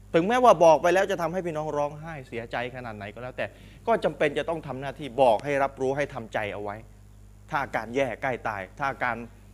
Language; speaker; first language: Thai; native; Thai